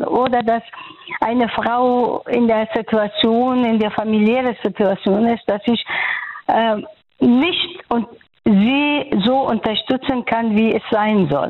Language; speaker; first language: German; non-native, fluent; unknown